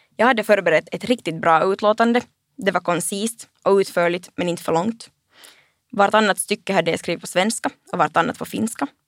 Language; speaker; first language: Swedish; native; Swedish